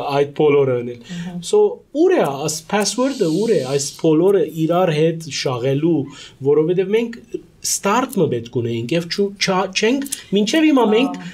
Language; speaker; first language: Armenian; native; Armenian